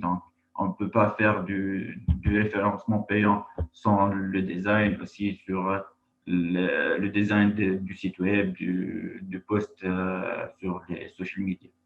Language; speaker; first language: French; non-native, local second language; Arabic